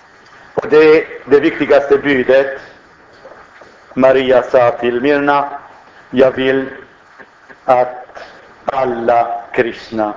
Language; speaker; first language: Swedish; non-native, fluent; Arabic